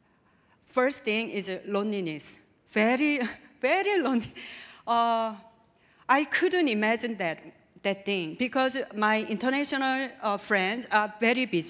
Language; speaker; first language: English; non-native, learner; Korean